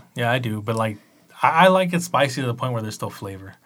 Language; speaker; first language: English; early bilingual, other home language; Spanish